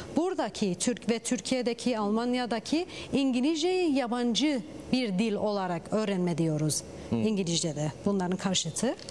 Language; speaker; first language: Turkish; early bilingual, heritage; Turkish